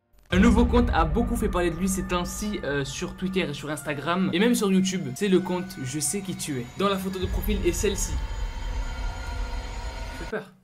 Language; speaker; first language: French; native; French